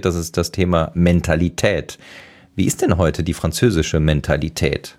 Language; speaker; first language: German; native; German